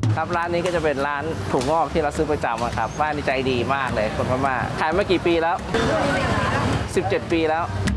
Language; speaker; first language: Thai; early bilingual, other home language; Chinese